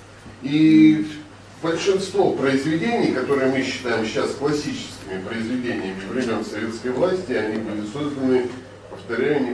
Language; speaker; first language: Russian; native; Russian